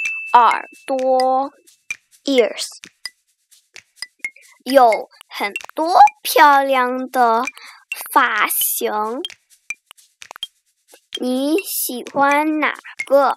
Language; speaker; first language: Chinese; early bilingual, heritage; Chinese